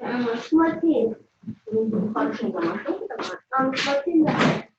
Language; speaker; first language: Russian; early bilingual, heritage; Russian